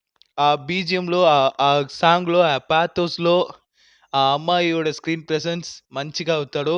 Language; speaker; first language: Telugu; non-native, learner; Tamil